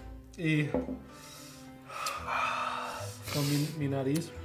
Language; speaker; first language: Spanish; non-native, fluent; English